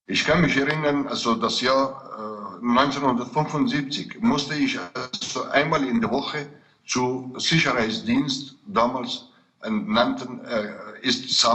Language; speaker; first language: German; non-native, fluent; Kurdish